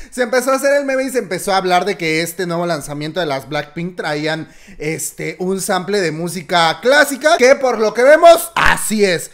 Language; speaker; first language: Spanish; native; Spanish